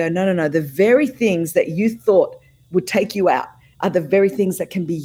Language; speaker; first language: English; non-native, local second language; Greek